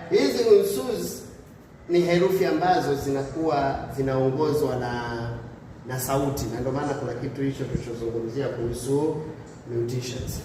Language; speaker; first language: Swahili; native; Swahili